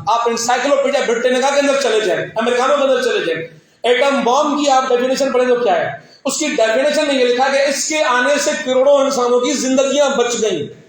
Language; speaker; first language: Urdu; non-native, local second language; Sindhi